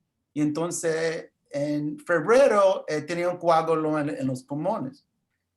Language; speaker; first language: Spanish; early bilingual, heritage; English